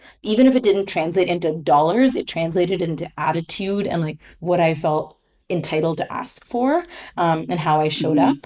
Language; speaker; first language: English; non-native, local second language; Hindi